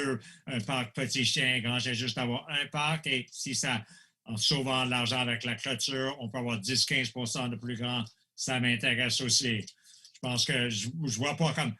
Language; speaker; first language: French; non-native, local second language; English